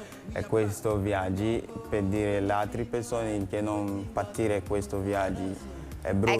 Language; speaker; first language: Italian; non-native, learner; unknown